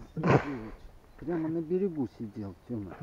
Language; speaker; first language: Russian; native; Russian